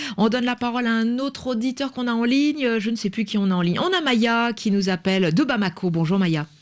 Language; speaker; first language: French; native; French